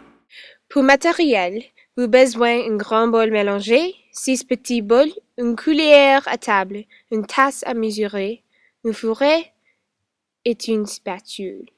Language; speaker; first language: French; non-native, learner; English